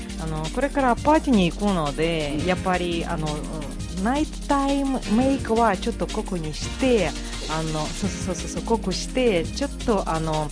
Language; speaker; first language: Japanese; non-native, fluent; Russian